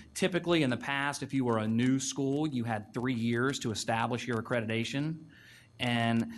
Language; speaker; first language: English; native; English